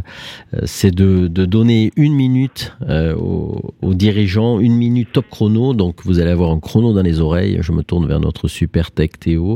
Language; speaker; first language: French; native; French